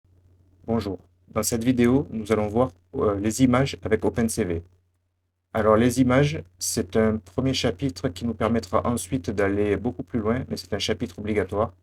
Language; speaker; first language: French; native; French